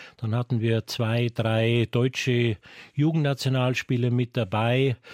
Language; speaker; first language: German; native; German